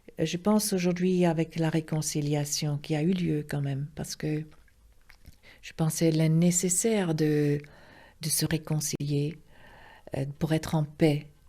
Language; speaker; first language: French; non-native, local second language; Swiss German